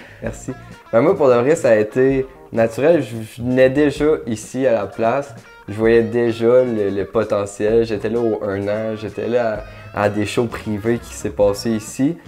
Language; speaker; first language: French; native; French